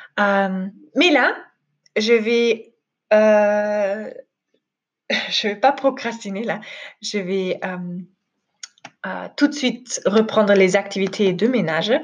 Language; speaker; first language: French; non-native, fluent; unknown